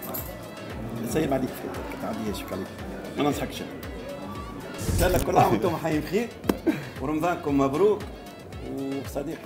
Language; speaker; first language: Arabic; native; Arabic